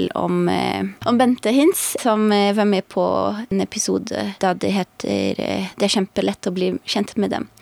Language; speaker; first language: Norwegian; non-native, fluent; Portuguese